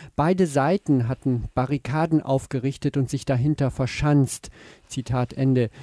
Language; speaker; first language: German; native; German